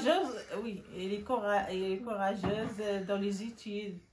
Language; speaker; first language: French; non-native, local second language; Arabic